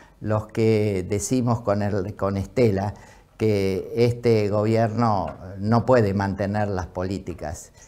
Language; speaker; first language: Spanish; native; Spanish